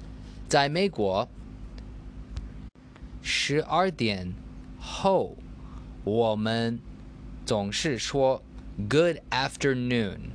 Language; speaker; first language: Chinese; non-native, learner; English